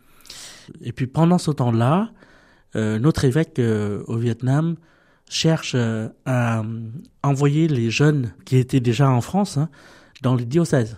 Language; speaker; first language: French; non-native, fluent; Vietnamese